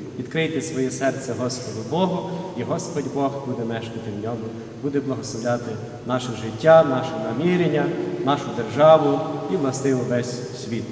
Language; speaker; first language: Ukrainian; native; Ukrainian